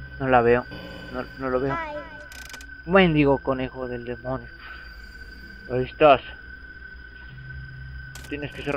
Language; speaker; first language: Spanish; native; Spanish